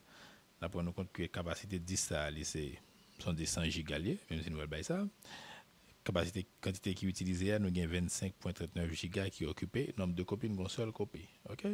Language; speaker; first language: French; non-native, local second language; Haitian Creole